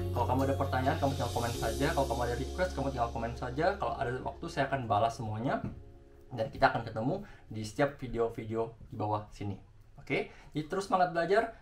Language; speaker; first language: Indonesian; native; Indonesian